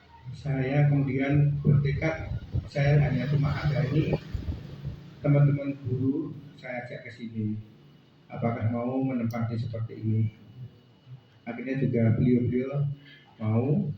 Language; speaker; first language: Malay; non-native, local second language; Javanese